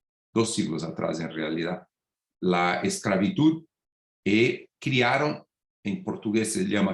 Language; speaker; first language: Spanish; non-native, fluent; Portuguese